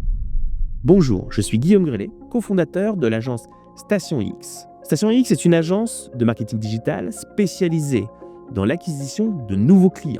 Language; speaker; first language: French; native; French